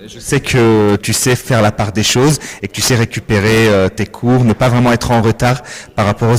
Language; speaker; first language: French; native; French